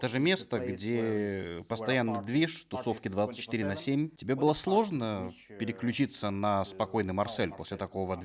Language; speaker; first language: Russian; native; Russian